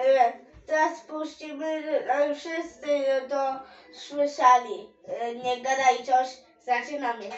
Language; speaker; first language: Polish; non-native, learner; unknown